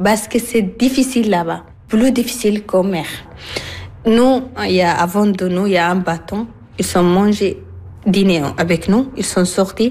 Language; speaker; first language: French; non-native, learner; Arabic